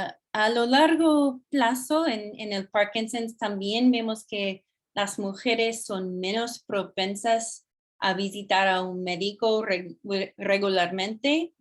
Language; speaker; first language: Spanish; non-native, fluent; English